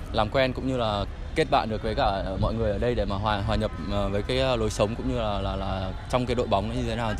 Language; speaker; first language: Vietnamese; early bilingual, heritage; Vietnamese